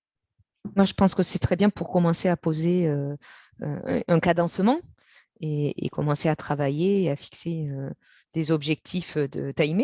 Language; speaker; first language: French; native; French